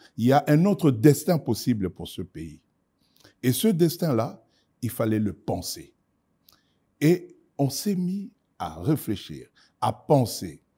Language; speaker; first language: French; non-native, local second language; Lingala